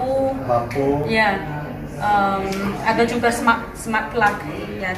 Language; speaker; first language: Indonesian; non-native, learner; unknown